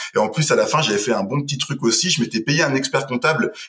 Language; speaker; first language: French; native; French